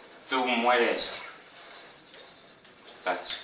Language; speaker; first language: Spanish; native; Spanish